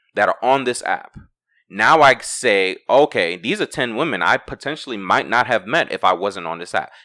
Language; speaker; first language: English; native; English